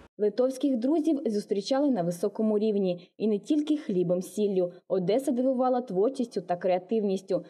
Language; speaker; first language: Ukrainian; native; Ukrainian